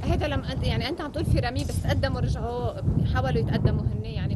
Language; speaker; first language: Arabic; native; Arabic